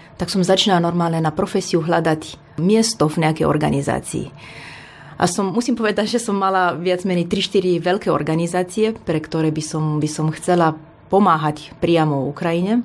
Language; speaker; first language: Slovak; non-native, fluent; Romanian